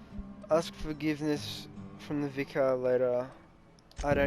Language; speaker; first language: English; native; English